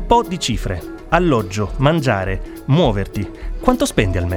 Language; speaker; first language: Italian; native; Italian